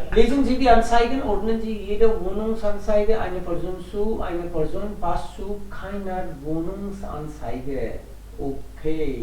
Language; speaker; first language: German; non-native, fluent; Hindi